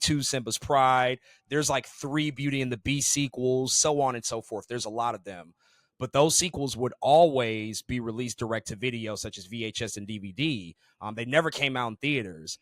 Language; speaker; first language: English; native; English